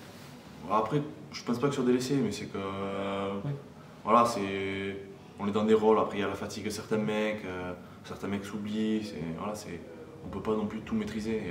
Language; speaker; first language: French; native; French